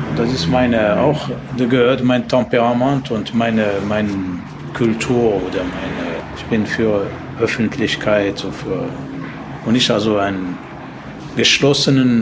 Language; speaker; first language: German; non-native, learner; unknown